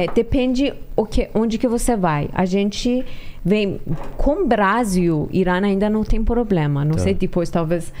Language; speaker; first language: Portuguese; non-native, learner; Persian